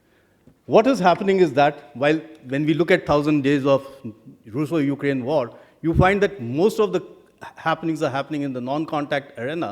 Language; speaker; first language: English; non-native, local second language; Hindi